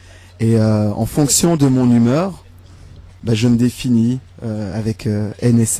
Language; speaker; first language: French; native; French